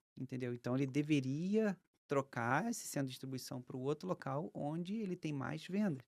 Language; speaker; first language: Portuguese; native; Portuguese